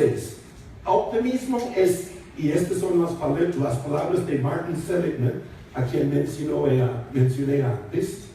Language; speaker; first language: Spanish; non-native, fluent; English